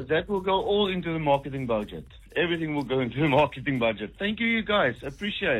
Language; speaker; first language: English; non-native, local second language; Afrikaans